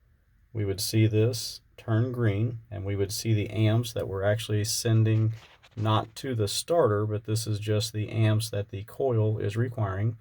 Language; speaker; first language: English; native; English